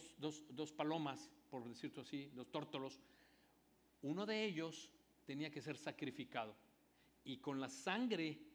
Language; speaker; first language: Spanish; native; Spanish